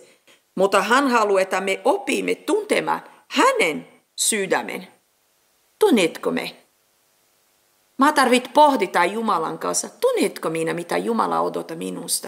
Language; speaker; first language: Finnish; non-native, learner; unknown